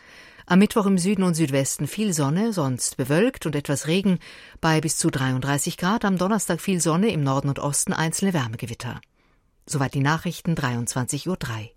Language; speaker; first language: German; native; German